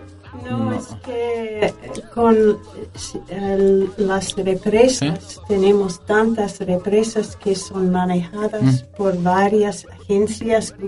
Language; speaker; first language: Spanish; non-native, fluent; English